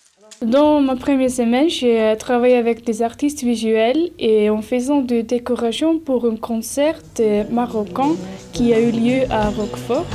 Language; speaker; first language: French; non-native, learner; Icelandic